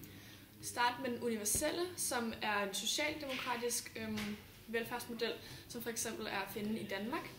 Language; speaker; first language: Danish; native; Danish